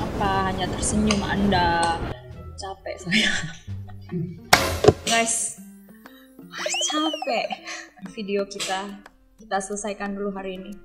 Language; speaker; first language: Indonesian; non-native, fluent; Korean